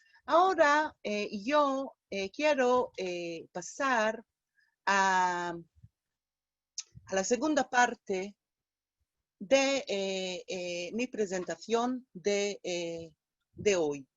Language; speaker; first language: Spanish; non-native, fluent; Hebrew